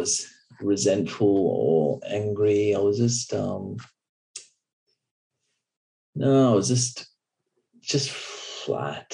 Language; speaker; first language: English; native; English